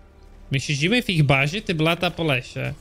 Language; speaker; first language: Polish; native; Polish